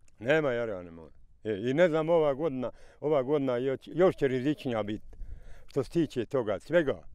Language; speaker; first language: Croatian; native; Croatian